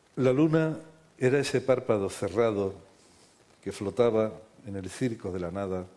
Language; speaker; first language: Spanish; native; Spanish